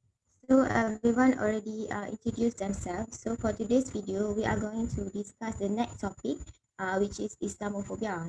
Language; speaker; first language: English; non-native, local second language; Malay